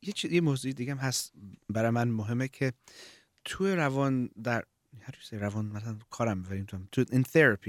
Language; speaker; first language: Persian; early bilingual, heritage; Persian